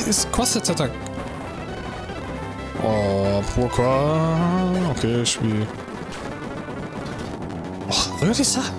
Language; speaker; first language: French; non-native, learner; German